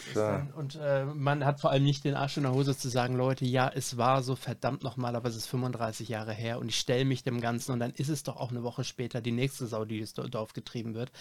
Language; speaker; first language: German; native; German